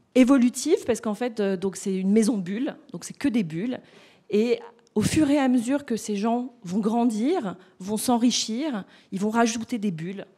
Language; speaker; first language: French; native; French